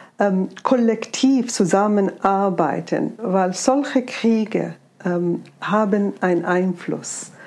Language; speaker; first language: German; non-native, fluent; Arabic